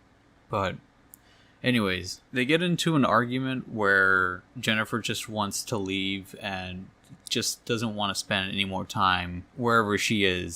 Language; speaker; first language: English; native; English